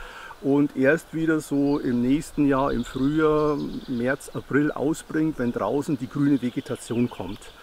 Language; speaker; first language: German; native; German